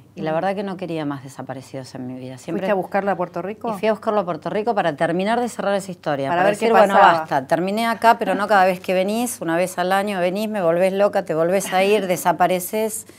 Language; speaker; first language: Spanish; native; Spanish